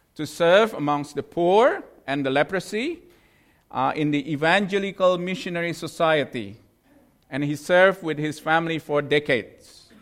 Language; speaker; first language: English; non-native, fluent; Indonesian